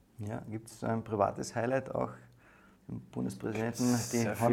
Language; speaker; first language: German; native; German